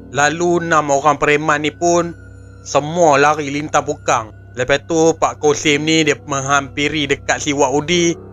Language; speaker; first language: Malay; native; Malay